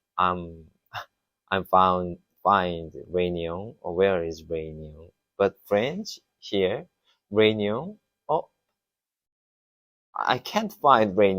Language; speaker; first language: English; non-native, learner; Korean